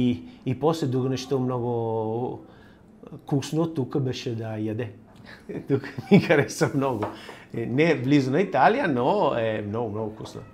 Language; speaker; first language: Bulgarian; non-native, learner; Italian